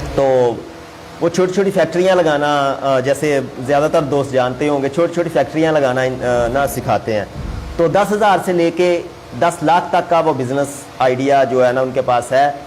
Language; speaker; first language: Urdu; non-native, local second language; Punjabi